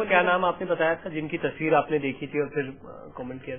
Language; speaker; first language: Hindi; native; Hindi